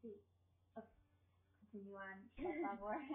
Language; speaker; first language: Spanish; non-native, learner; English